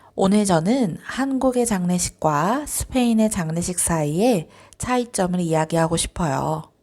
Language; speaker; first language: Korean; non-native, fluent; Spanish